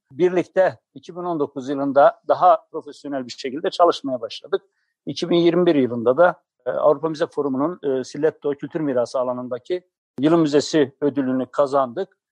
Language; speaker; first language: Turkish; native; Turkish